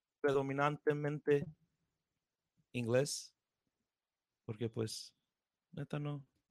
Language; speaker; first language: Spanish; early bilingual, heritage; Spanish